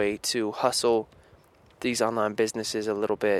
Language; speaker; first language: English; native; English